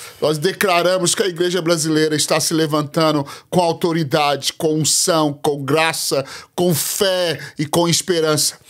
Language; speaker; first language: Portuguese; native; Portuguese